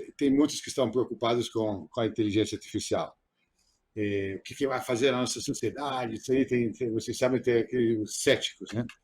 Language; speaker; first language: Portuguese; non-native, fluent; Italian